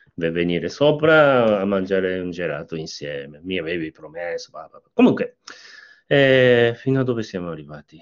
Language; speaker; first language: Italian; non-native, fluent; Japanese